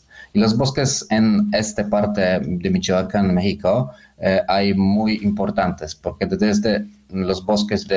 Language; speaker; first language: Spanish; non-native, learner; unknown